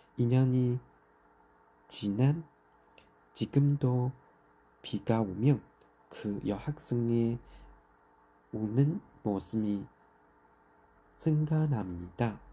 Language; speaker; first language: Korean; non-native, learner; Chinese